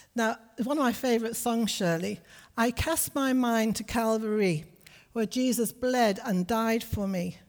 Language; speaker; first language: English; native; English